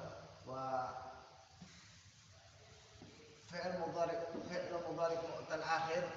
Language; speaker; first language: Arabic; non-native, learner; Indonesian